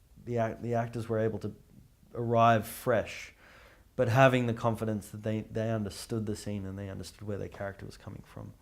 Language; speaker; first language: English; native; English